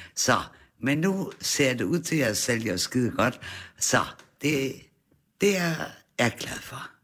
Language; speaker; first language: Danish; non-native, fluent; German